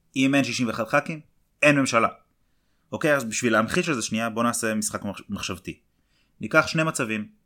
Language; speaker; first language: Hebrew; native; Hebrew